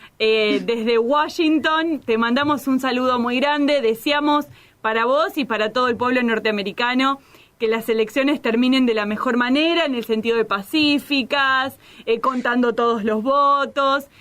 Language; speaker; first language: Spanish; native; Spanish